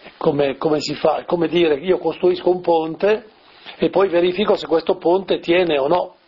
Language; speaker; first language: Italian; native; Italian